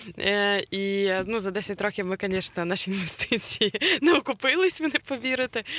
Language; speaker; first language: Ukrainian; non-native, local second language; Russian